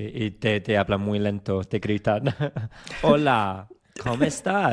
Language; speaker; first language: Spanish; non-native, fluent; English